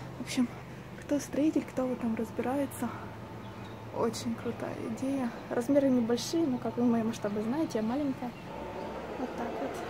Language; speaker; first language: Russian; native; Russian